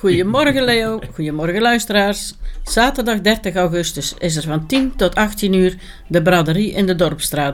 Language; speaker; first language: Dutch; native; Dutch